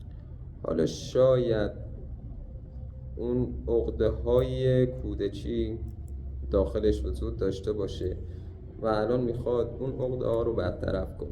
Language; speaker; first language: Persian; native; Persian